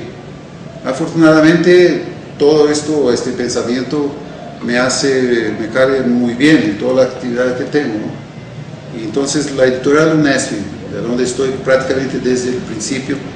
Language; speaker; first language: Spanish; non-native, fluent; Portuguese